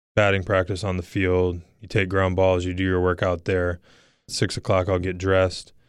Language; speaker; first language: English; native; English